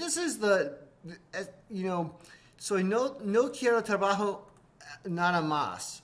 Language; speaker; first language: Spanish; non-native, learner; English